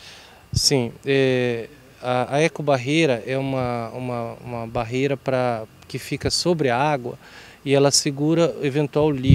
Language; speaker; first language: Portuguese; native; Portuguese